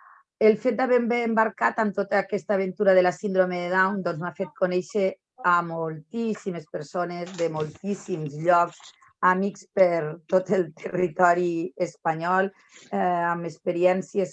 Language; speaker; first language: Catalan; native; Catalan